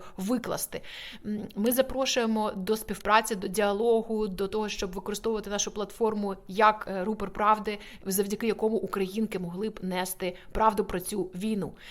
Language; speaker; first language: Ukrainian; native; Ukrainian